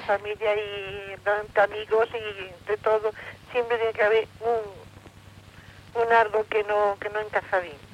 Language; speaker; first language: Spanish; native; Spanish